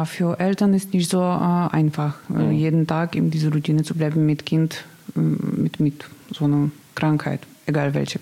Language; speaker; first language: German; non-native, learner; Russian